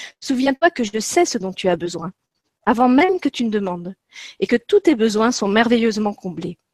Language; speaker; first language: French; native; French